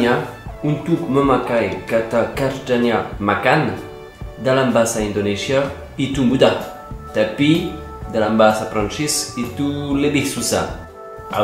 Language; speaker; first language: Indonesian; non-native, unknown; French